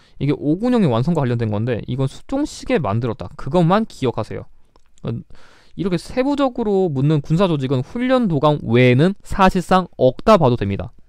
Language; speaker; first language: Korean; native; Korean